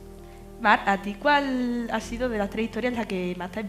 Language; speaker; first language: Spanish; native; Spanish